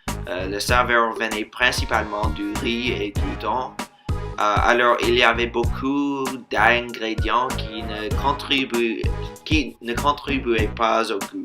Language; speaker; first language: French; non-native, fluent; English